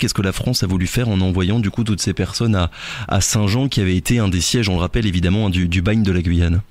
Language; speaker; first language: French; native; French